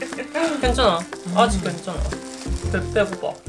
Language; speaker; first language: Korean; non-native, learner; Japanese